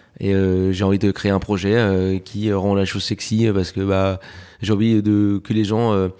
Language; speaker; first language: French; early bilingual, other home language; Spanish